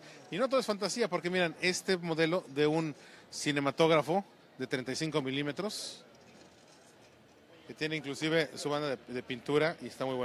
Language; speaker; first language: Spanish; native; Spanish